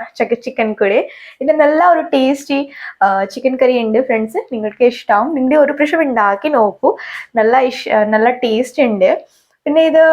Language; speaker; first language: Malayalam; non-native, local second language; Hindi